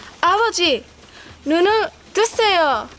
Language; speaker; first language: Korean; non-native, learner; English